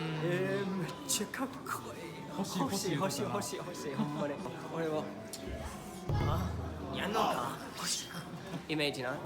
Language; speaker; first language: Japanese; non-native, learner; English